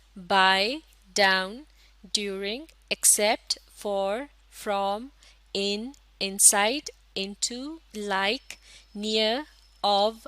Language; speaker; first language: English; non-native, local second language; Urdu